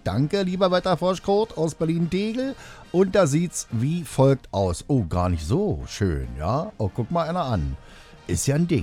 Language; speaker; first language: German; native; German